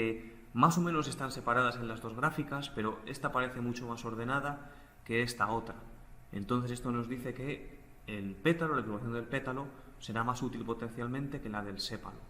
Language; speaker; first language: Spanish; native; Spanish